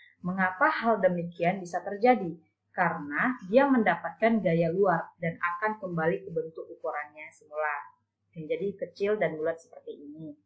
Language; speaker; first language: Indonesian; native; Indonesian